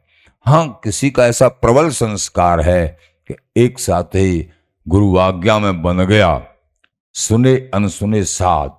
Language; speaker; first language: Hindi; native; Hindi